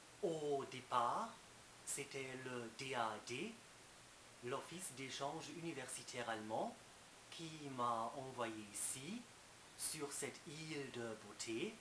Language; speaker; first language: French; non-native, fluent; German